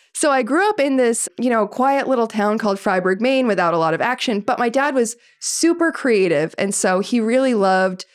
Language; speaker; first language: English; native; English